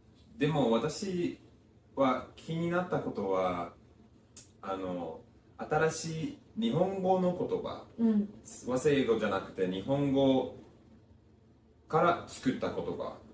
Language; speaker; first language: Japanese; non-native, learner; English